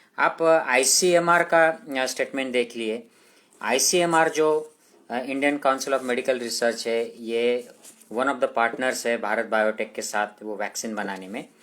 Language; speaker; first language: Hindi; non-native, local second language; Marathi